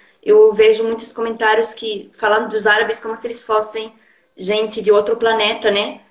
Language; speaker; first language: Portuguese; non-native, fluent; Arabic